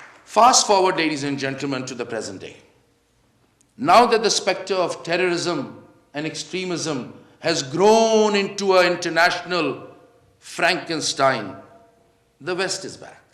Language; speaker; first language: English; non-native, local second language; Urdu